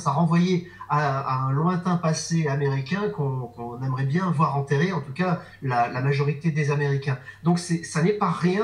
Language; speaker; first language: French; native; French